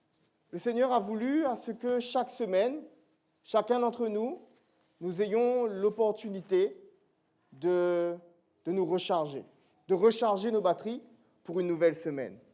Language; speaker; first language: French; native; French